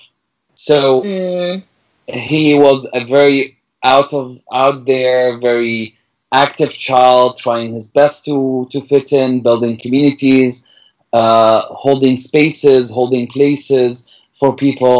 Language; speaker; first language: English; non-native, fluent; Arabic